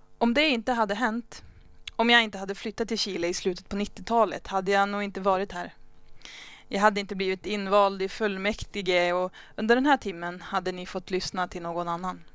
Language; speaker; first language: Swedish; early bilingual, other home language; Spanish